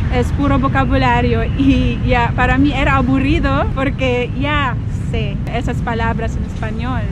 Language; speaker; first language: Spanish; non-native, fluent; Chavacano